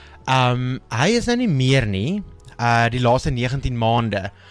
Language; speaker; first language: Afrikaans; native; Afrikaans